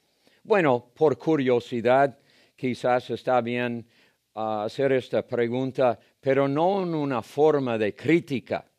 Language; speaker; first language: Spanish; non-native, fluent; English